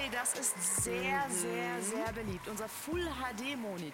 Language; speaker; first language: German; native; German